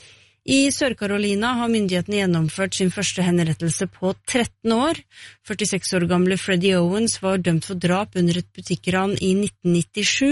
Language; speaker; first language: Norwegian; native; Norwegian